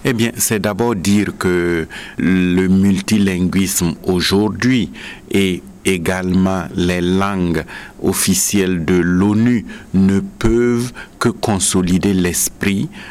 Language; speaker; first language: French; non-native, local second language; Mossi